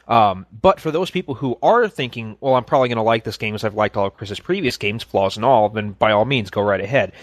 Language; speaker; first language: English; native; English